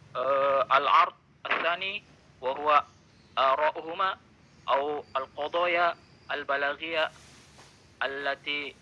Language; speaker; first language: Arabic; non-native, learner; Indonesian